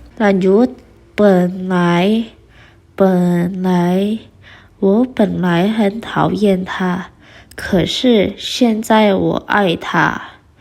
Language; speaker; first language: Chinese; non-native, fluent; Indonesian